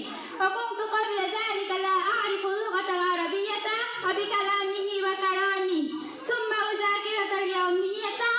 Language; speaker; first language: Arabic; non-native, learner; Bangla